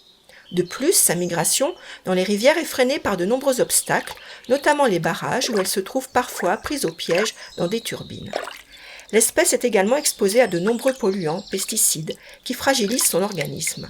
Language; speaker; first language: French; native; French